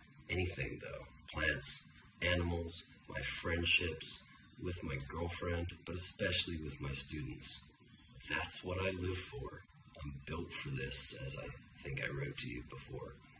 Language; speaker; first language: English; native; English